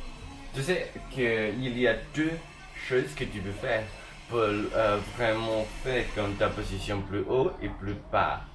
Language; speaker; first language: French; non-native, learner; Chinese